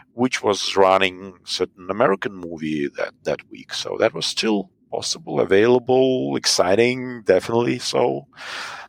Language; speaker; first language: English; non-native, fluent; Russian